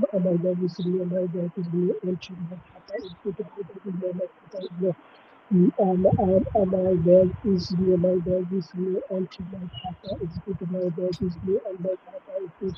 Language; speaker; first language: English; non-native, learner; Bangla